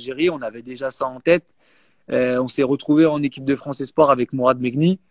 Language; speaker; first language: French; native; French